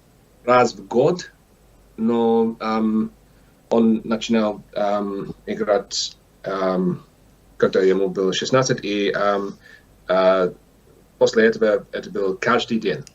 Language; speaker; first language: Russian; non-native, learner; English